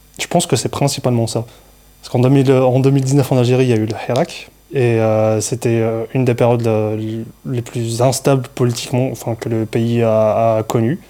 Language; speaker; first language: French; non-native, local second language; Arabic